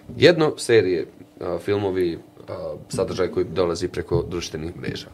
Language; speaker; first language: Bosnian; native; Bosnian